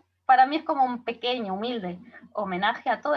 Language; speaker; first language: Spanish; native; Spanish